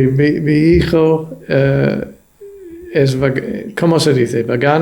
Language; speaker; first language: Spanish; non-native, fluent; English